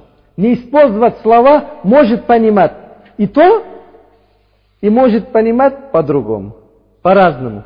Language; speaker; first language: Russian; non-native, fluent; Uzbek